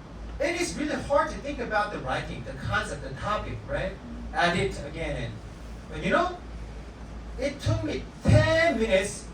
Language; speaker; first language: English; non-native, fluent; Korean